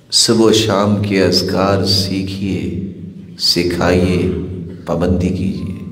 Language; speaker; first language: Urdu; non-native, local second language; Punjabi